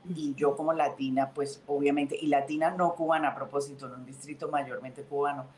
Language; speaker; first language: Spanish; native; Spanish